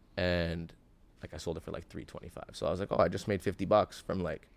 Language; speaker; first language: English; native; English